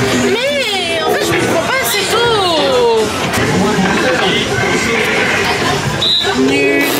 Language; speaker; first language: French; native; French